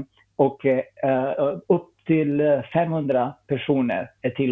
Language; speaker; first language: Swedish; non-native, fluent; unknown